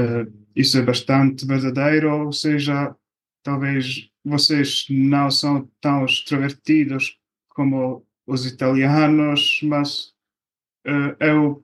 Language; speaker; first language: Portuguese; non-native, fluent; Bosnian